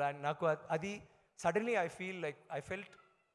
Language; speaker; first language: Telugu; non-native, learner; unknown